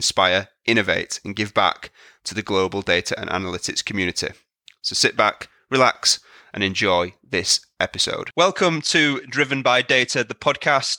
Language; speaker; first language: English; native; English